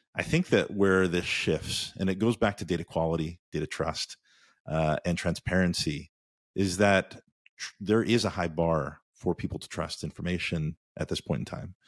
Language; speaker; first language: English; native; English